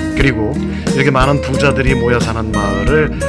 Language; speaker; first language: Korean; native; Korean